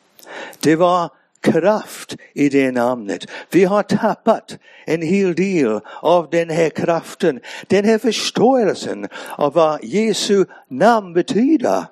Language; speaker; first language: Swedish; non-native, fluent; English